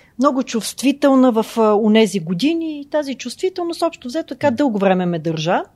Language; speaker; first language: Bulgarian; native; Bulgarian